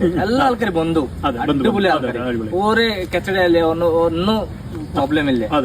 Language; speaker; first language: Malayalam; non-native, learner; Hindi